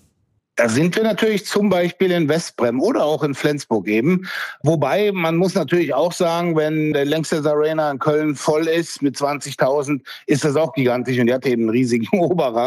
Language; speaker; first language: German; native; German